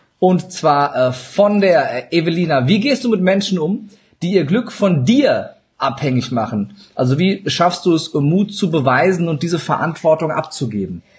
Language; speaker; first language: German; early bilingual, other home language; Turkish